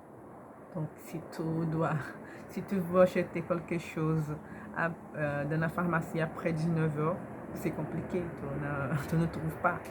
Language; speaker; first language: French; non-native, learner; Portuguese